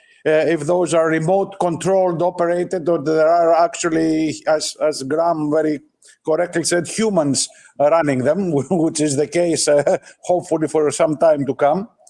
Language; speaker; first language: English; non-native, fluent; Greek